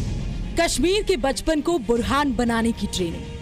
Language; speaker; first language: Hindi; native; Hindi